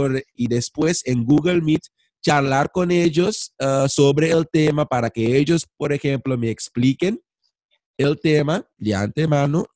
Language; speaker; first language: Spanish; non-native, fluent; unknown